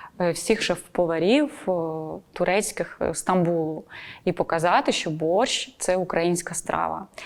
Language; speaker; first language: Ukrainian; non-native, local second language; Russian